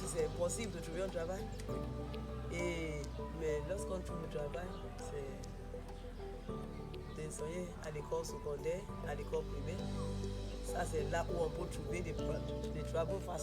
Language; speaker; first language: French; non-native, fluent; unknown